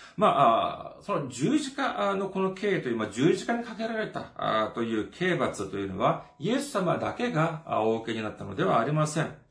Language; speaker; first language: Japanese; non-native, fluent; Korean